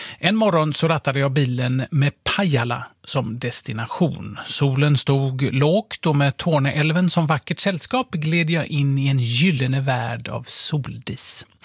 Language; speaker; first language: Swedish; native; Swedish